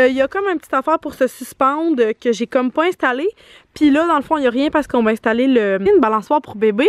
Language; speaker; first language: French; native; French